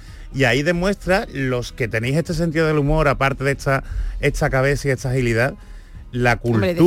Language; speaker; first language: Spanish; native; Spanish